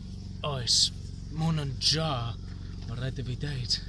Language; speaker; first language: Welsh; non-native, learner; English